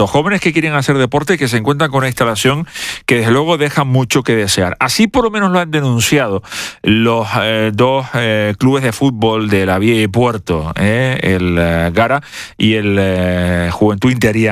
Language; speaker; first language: Spanish; native; Spanish